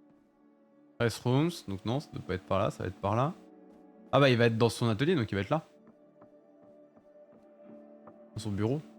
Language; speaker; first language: French; native; French